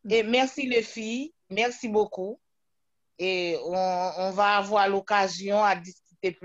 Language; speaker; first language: French; non-native, local second language; Haitian Creole